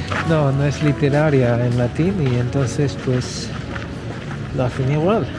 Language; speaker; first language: Spanish; non-native, fluent; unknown